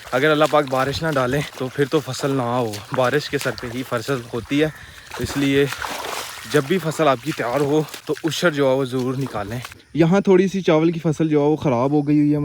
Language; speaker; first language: Urdu; non-native, local second language; Punjabi